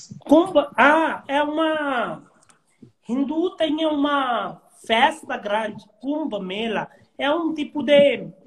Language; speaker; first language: Portuguese; non-native, learner; Hindi